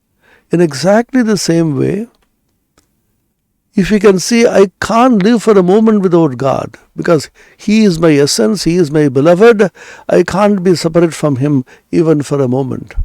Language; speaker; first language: English; non-native, local second language; Bangla